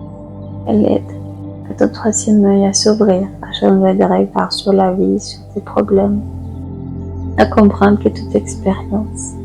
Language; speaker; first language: French; native; French